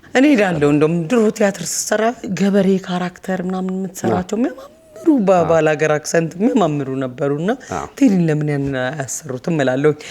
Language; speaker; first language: Amharic; native; Amharic